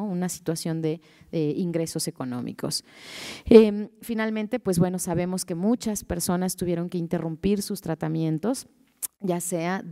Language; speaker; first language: Spanish; native; Spanish